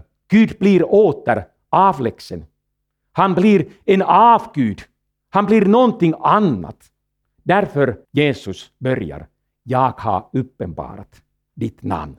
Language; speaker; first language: Swedish; non-native, fluent; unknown